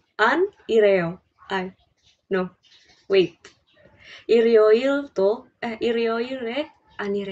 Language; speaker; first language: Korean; non-native, learner; English